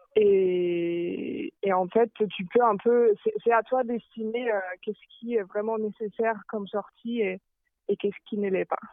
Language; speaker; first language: French; non-native, fluent; German